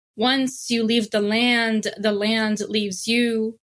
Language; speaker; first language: English; non-native, fluent; Arabic